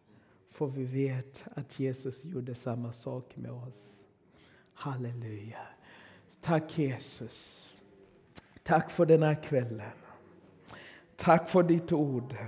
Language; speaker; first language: Swedish; non-native, fluent; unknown